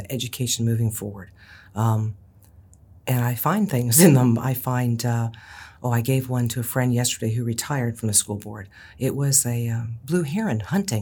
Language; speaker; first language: English; native; English